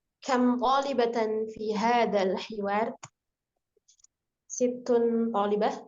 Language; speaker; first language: Arabic; non-native, learner; Indonesian